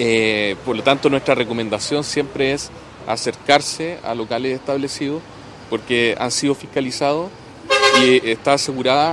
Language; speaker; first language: Spanish; native; Spanish